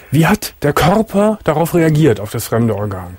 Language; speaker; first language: German; native; German